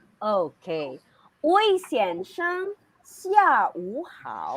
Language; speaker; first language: Chinese; non-native, learner; Filipino